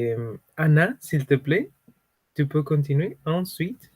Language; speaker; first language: French; non-native, fluent; Spanish